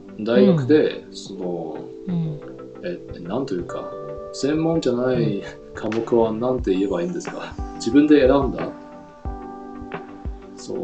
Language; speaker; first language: Japanese; non-native, fluent; Chinese